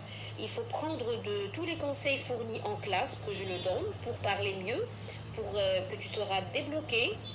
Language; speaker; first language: French; non-native, fluent; Arabic